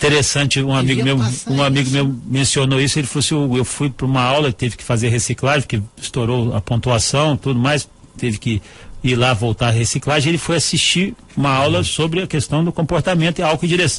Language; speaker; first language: Portuguese; native; Portuguese